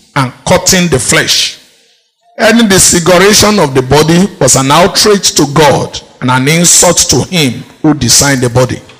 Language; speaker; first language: English; non-native, local second language; Yoruba